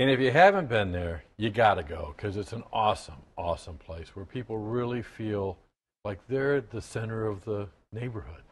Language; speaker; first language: English; native; English